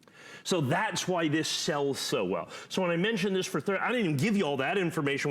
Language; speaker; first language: English; native; English